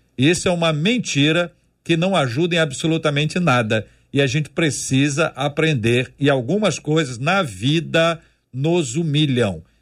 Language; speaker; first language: Portuguese; native; Portuguese